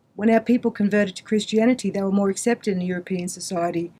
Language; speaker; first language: English; native; English